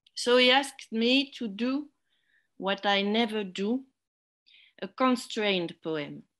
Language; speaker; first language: English; non-native, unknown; French